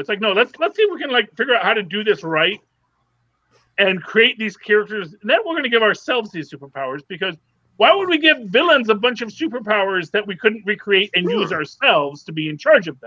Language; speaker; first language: English; native; English